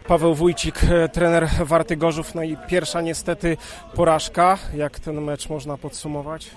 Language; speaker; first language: Polish; native; Polish